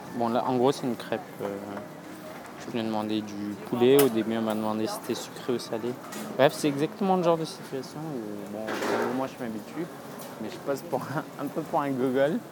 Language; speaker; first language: French; native; French